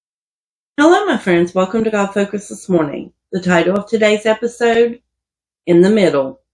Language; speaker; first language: English; native; English